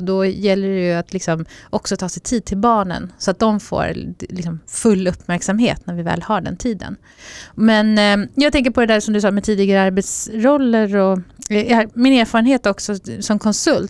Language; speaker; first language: Swedish; native; Swedish